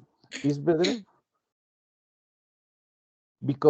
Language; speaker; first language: English; non-native, learner; Spanish